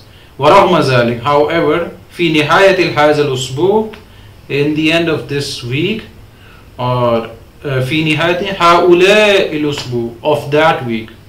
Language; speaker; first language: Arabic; non-native, fluent; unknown